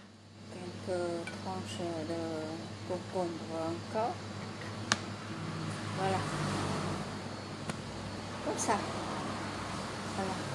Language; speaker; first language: French; non-native, fluent; Vietnamese